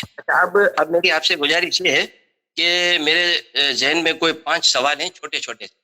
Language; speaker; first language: Urdu; non-native, local second language; Memoni